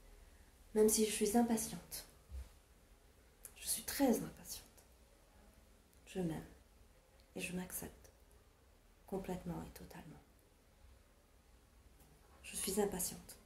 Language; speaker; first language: French; non-native, fluent; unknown